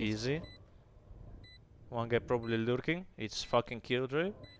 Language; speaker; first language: English; non-native, fluent; Russian